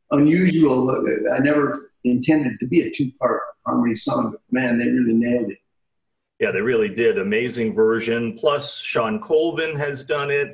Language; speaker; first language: English; native; English